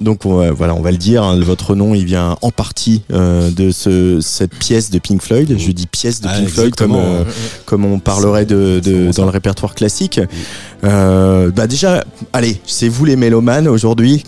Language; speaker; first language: French; native; French